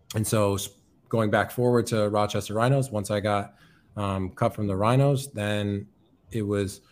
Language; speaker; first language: English; native; English